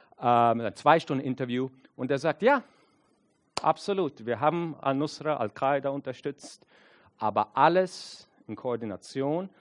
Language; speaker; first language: German; non-native, fluent; English